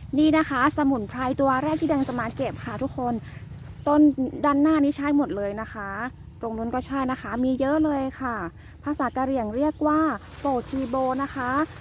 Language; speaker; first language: Thai; non-native, local second language; S'gaw Karen